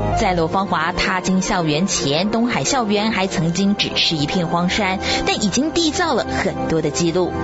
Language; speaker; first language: Chinese; native; Chinese